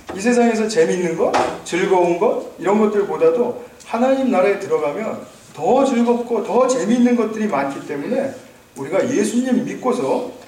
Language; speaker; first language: Korean; native; Korean